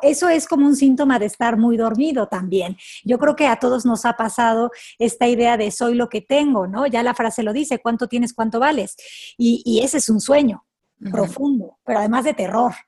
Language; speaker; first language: Spanish; native; Spanish